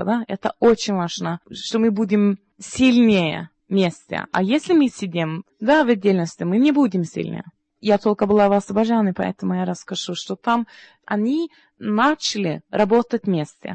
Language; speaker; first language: Russian; non-native, learner; Norwegian